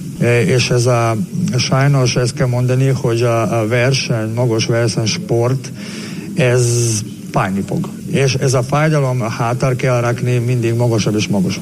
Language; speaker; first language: Hungarian; non-native, learner; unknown